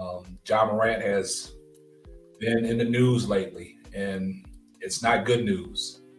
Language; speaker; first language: English; native; English